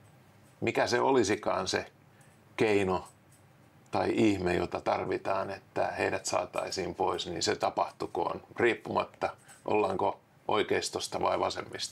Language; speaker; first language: Finnish; native; Finnish